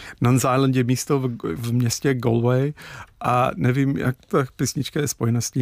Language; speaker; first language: Czech; non-native, fluent; English